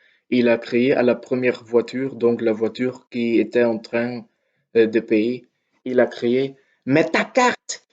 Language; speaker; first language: French; non-native, local second language; Dutch